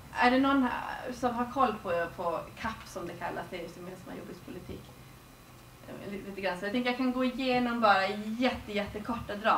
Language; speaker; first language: Swedish; native; Swedish